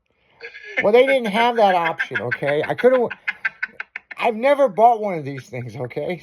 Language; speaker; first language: English; native; English